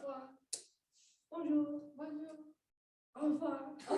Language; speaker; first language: French; non-native, learner; English